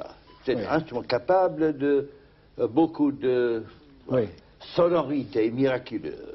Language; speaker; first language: French; non-native, fluent; English